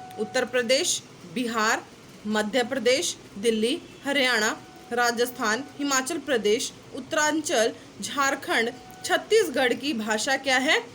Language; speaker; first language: Hindi; native; Hindi